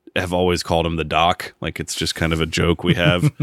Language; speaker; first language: English; native; English